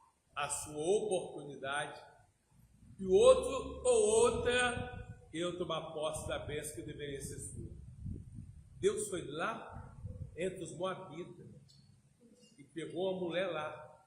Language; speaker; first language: Portuguese; native; Portuguese